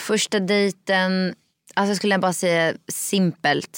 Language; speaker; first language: Swedish; native; Swedish